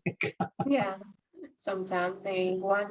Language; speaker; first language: English; non-native, learner; Vietnamese